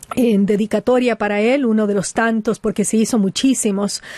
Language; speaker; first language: Spanish; native; Spanish